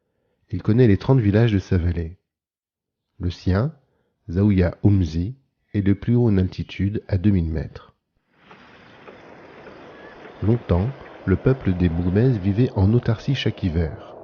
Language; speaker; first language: French; native; French